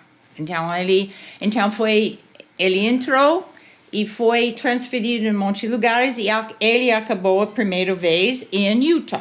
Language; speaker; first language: Portuguese; non-native, fluent; English